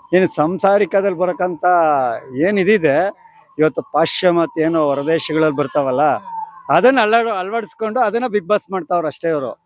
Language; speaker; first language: Kannada; native; Kannada